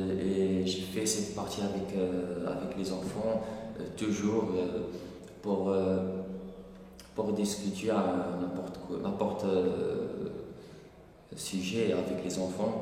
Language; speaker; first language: French; non-native, local second language; Arabic